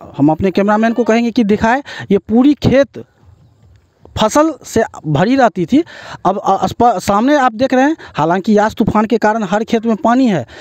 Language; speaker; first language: Hindi; native; Hindi